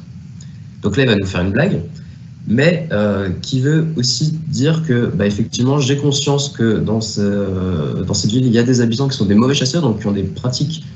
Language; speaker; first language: French; native; French